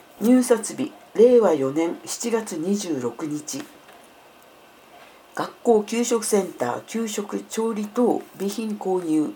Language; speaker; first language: Japanese; native; Japanese